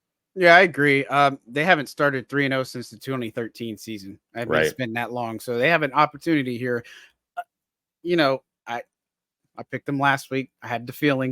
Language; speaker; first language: English; native; English